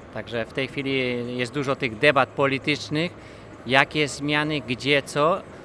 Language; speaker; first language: Polish; early bilingual, heritage; Polish